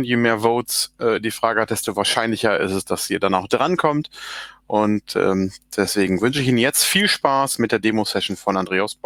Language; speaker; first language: German; native; German